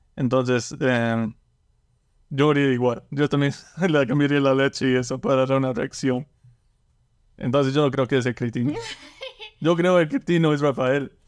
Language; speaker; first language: Spanish; early bilingual, heritage; Spanish